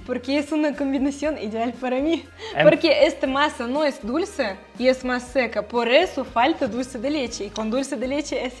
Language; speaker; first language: Spanish; non-native, fluent; Russian